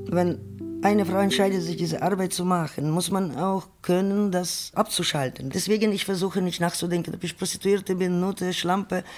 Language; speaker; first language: German; non-native, fluent; Ukrainian